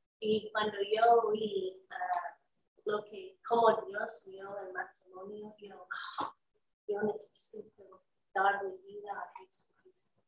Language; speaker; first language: Spanish; non-native, learner; English